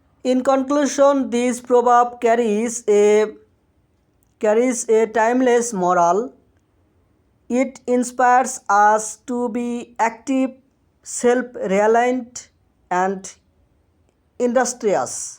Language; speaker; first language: English; non-native, local second language; Bangla